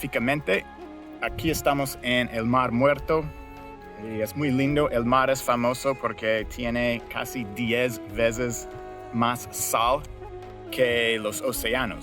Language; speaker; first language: Spanish; non-native, fluent; English